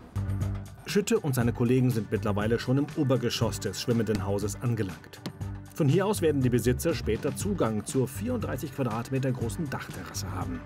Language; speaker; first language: German; native; German